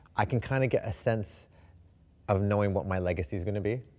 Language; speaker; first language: English; native; English